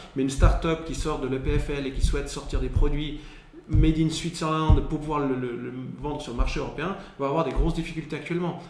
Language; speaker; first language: French; early bilingual, other home language; Spanish